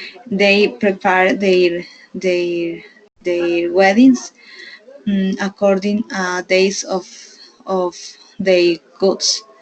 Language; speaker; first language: English; non-native, learner; Spanish